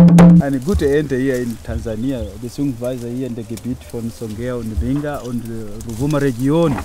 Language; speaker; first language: German; non-native, fluent; Swahili